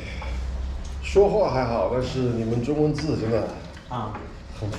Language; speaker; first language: Chinese; non-native, learner; English